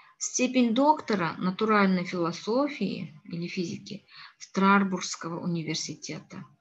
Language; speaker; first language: Russian; non-native, local second language; Kazakh